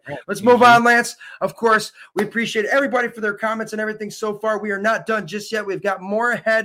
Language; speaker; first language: English; native; English